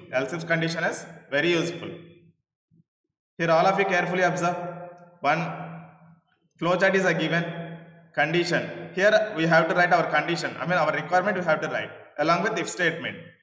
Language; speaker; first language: English; non-native, local second language; Telugu